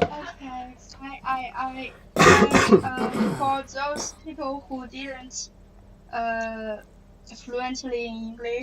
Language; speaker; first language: English; non-native, learner; Chinese